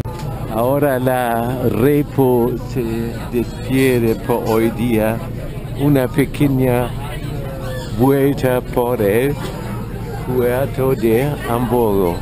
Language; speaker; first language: Spanish; non-native, fluent; German